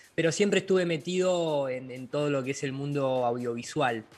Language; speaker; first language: Spanish; native; Spanish